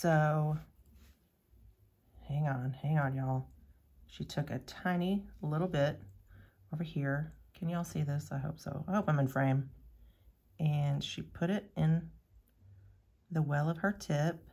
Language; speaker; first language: English; native; English